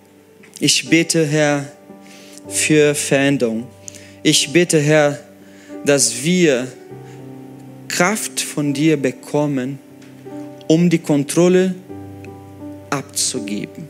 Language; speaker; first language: German; non-native, fluent; Portuguese